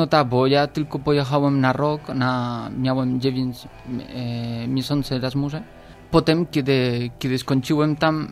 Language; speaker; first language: Polish; non-native, learner; Spanish